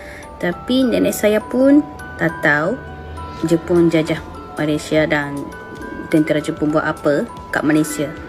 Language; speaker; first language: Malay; non-native, fluent; Japanese